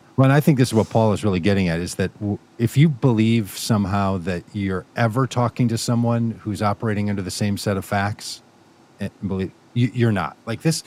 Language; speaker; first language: English; native; English